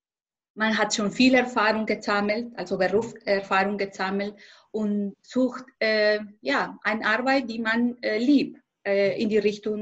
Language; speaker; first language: German; non-native, fluent; Spanish